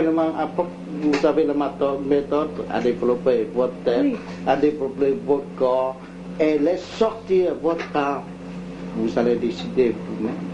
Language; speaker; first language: French; non-native, local second language; Vietnamese